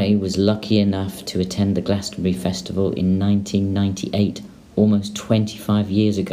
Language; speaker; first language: English; native; English